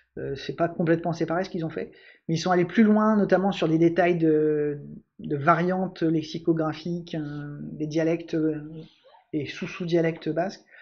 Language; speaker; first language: French; native; French